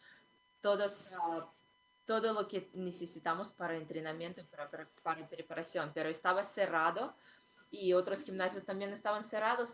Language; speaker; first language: Spanish; non-native, fluent; Russian